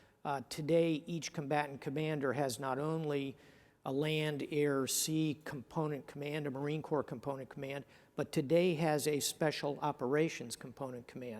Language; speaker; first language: English; native; English